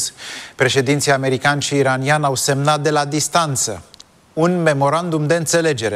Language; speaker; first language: Romanian; native; Romanian